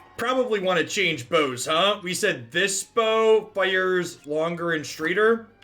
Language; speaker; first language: English; native; English